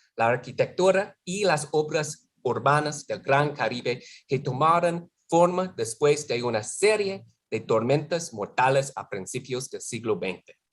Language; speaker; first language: Spanish; non-native, fluent; English